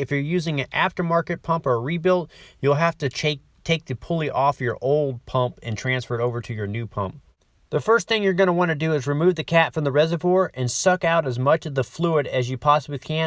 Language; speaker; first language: English; native; English